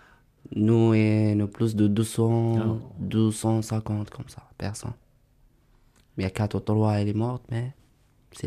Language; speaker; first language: French; non-native, learner; Arabic